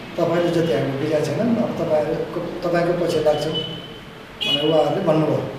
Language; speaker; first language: Nepali; non-native, local second language; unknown